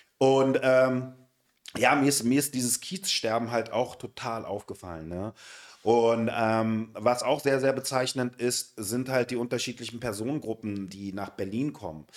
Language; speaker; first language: German; native; German